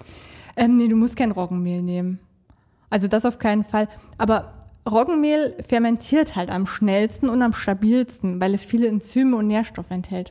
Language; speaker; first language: German; native; German